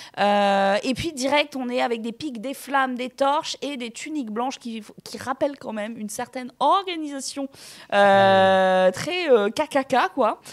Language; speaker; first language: French; native; French